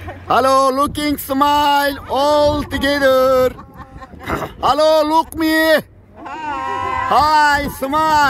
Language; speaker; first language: English; non-native, learner; Turkish